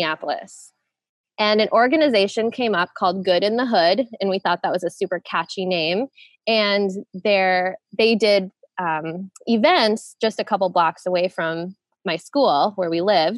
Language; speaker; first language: English; native; English